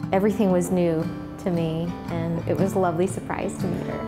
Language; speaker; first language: English; native; English